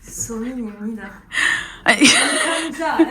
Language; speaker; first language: Korean; non-native, learner; French